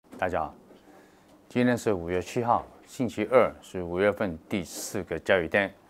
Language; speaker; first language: Chinese; non-native, local second language; Cantonese